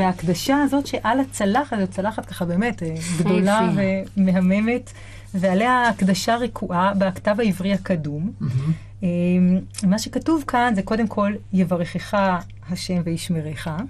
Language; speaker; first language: Hebrew; native; Hebrew